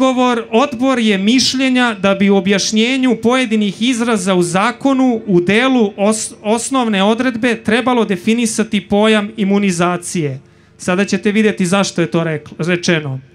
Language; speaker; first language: Serbian; native; Serbian